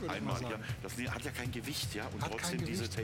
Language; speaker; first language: German; native; German